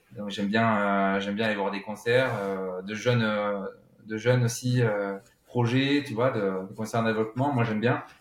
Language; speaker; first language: French; native; French